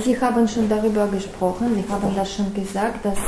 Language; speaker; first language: German; non-native, fluent; Russian